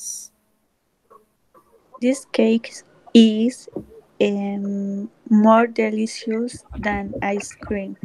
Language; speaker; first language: English; non-native, learner; Spanish